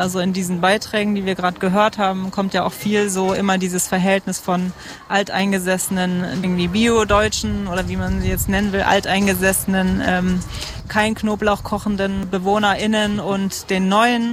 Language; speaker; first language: German; native; German